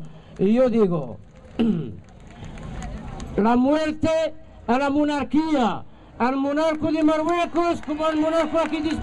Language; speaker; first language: Spanish; non-native, fluent; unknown